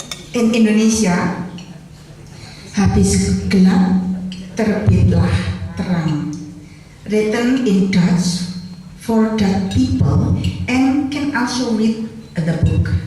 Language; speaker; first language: English; non-native, learner; Indonesian